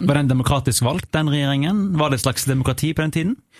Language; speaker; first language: Norwegian; native; Norwegian